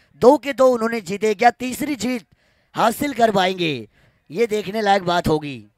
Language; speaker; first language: Hindi; non-native, local second language; Marathi